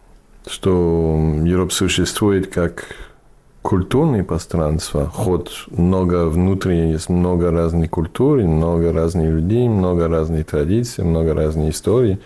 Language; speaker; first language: Russian; non-native, fluent; English